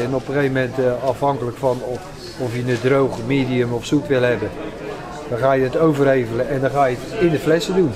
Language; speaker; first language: Dutch; native; Dutch